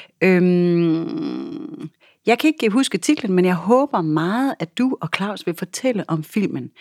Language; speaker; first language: Danish; native; Danish